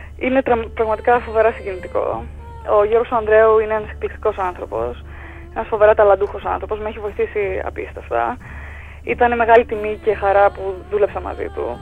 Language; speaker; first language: Greek; early bilingual, heritage; Greek